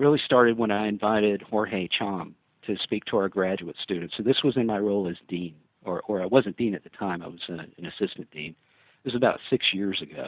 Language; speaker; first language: English; native; English